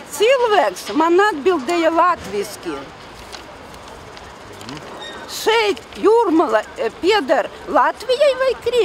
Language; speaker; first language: Latvian; non-native, fluent; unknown